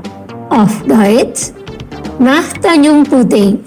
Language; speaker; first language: German; non-native, fluent; Indonesian